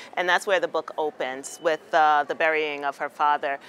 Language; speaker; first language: English; native; English